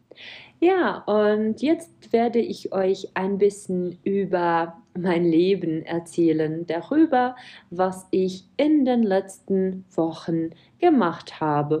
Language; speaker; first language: German; non-native, fluent; Czech